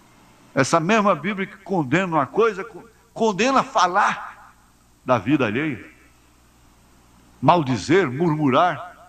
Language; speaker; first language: Portuguese; native; Portuguese